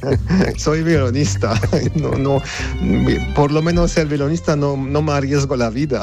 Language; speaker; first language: Spanish; non-native, fluent; Armenian